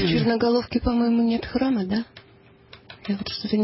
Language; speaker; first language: Russian; native; Russian